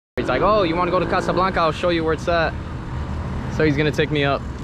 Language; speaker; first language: English; native; English